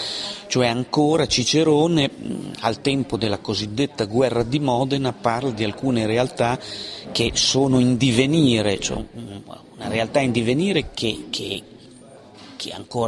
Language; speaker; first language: Italian; native; Italian